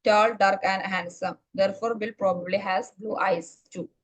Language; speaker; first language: English; non-native, local second language; Malayalam